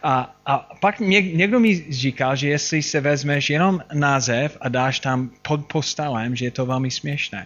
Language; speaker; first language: Czech; non-native, fluent; English